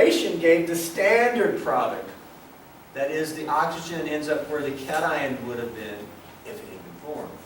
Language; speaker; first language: English; native; English